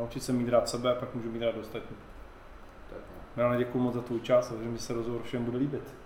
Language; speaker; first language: Czech; native; Czech